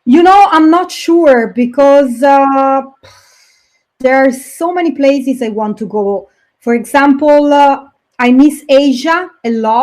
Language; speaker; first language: English; non-native, fluent; Italian